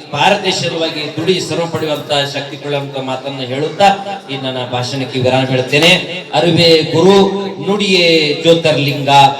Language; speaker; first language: Kannada; native; Kannada